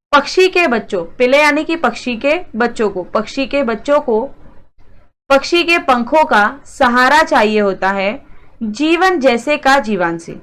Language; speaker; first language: Hindi; non-native, local second language; Marathi